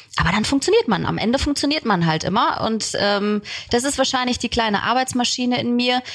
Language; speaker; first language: German; early bilingual, other home language; Turkish